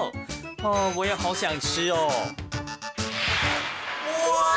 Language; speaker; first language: Chinese; native; Chinese